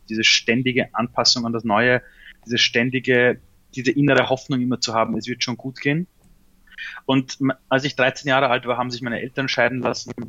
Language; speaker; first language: German; early bilingual, other home language; Persian